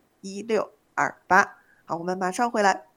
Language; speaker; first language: Chinese; native; Chinese